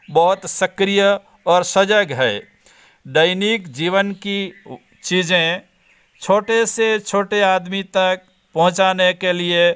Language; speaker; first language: Hindi; non-native, local second language; Gujarati